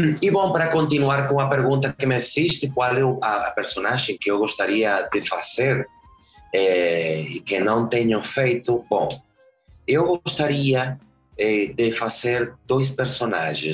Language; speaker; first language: Portuguese; early bilingual, heritage; Spanish